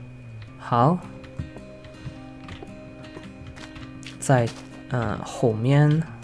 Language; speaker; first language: Chinese; non-native, learner; English